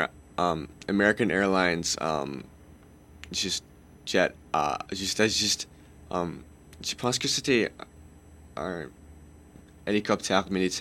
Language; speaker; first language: French; non-native, local second language; English